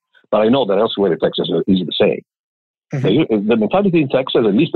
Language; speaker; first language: English; non-native, fluent; Italian